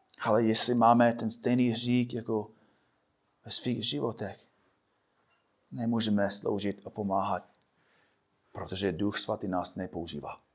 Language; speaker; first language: Czech; non-native, fluent; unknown